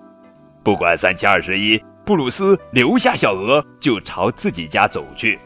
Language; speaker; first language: Chinese; native; Chinese